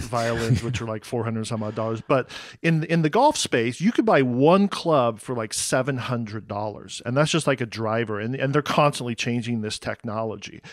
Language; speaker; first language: English; native; English